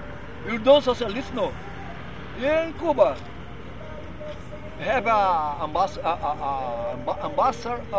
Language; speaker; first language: English; non-native, learner; Portuguese